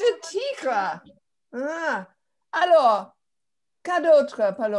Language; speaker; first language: French; non-native, fluent; English